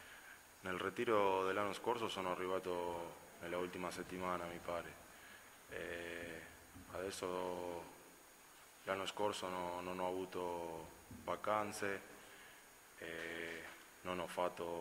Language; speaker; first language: Italian; non-native, fluent; Spanish